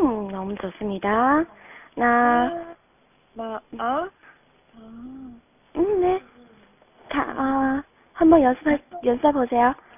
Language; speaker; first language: Korean; non-native, fluent; Chinese